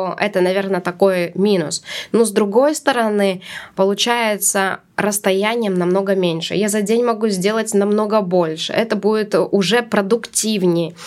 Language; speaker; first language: Russian; non-native, local second language; Latvian